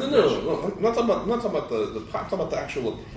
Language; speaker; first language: English; native; English